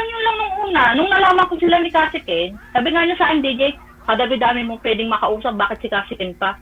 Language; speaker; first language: Filipino; native; Filipino